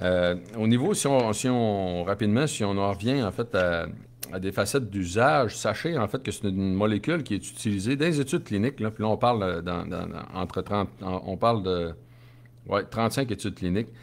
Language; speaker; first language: French; native; French